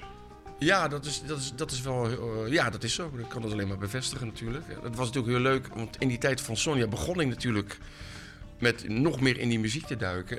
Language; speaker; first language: Dutch; native; Dutch